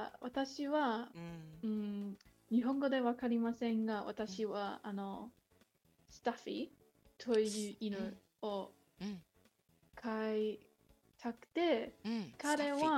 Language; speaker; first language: Japanese; non-native, learner; English